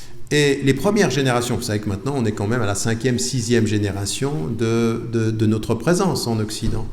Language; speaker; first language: French; native; French